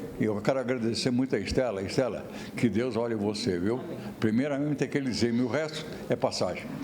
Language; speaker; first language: Portuguese; native; Portuguese